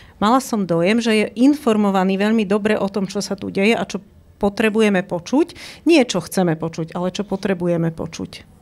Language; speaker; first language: Slovak; native; Slovak